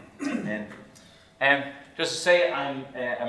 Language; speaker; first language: English; native; English